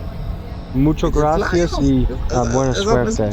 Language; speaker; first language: Spanish; non-native, learner; English